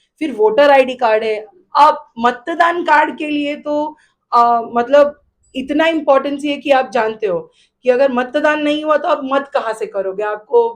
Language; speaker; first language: Hindi; non-native, local second language; Gujarati